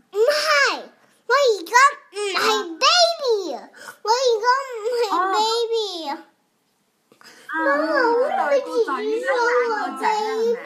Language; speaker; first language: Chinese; early bilingual, heritage; Cantonese